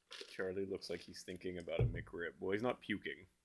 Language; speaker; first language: English; native; English